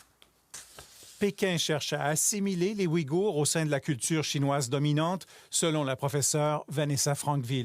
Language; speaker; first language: French; native; French